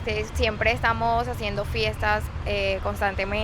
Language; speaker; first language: Spanish; native; Spanish